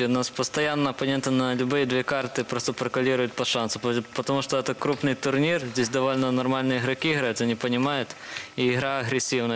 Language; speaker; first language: Russian; native; Russian